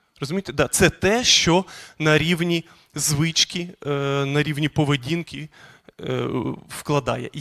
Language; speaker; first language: Ukrainian; non-native, local second language; Russian